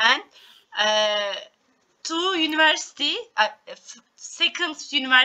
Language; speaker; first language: English; non-native, learner; Turkish